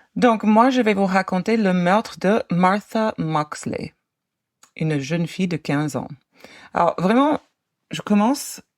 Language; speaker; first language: French; non-native, fluent; English